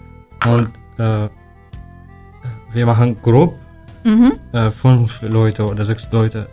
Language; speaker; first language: German; non-native, learner; Arabic